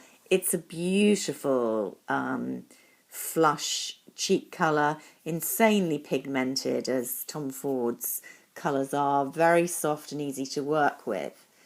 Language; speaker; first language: English; native; English